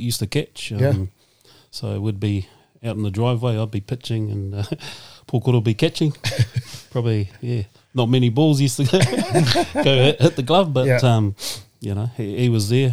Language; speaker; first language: English; native; English